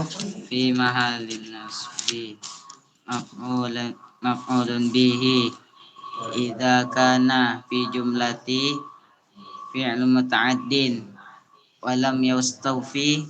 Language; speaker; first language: Arabic; non-native, learner; Indonesian